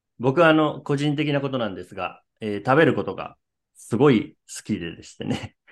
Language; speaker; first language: Japanese; native; Japanese